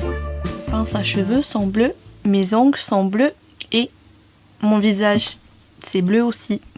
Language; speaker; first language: French; non-native, fluent; English